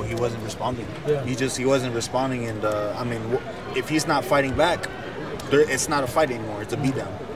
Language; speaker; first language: English; early bilingual, other home language; Spanish